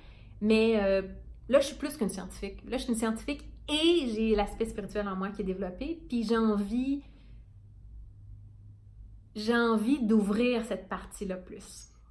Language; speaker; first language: French; native; French